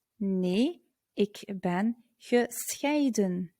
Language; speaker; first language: Dutch; non-native, fluent; Turkish